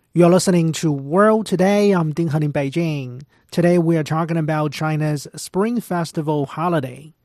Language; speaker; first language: English; non-native, fluent; Chinese